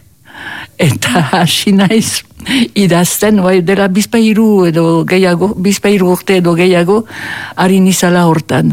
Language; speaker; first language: Basque; native; Basque